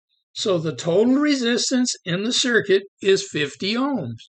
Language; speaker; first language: English; native; English